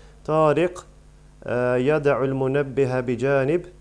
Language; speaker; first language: Arabic; non-native, fluent; English